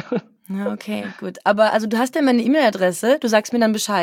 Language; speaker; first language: German; native; German